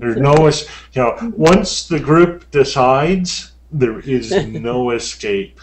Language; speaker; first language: English; native; English